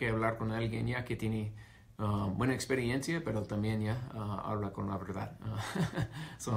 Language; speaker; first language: Spanish; non-native, fluent; English